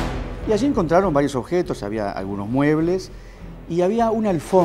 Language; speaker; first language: Spanish; native; Spanish